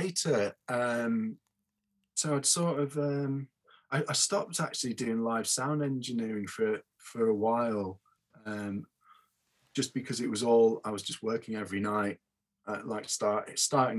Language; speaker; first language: English; native; English